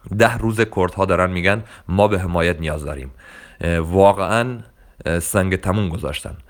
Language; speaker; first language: Persian; non-native, local second language; Kurdish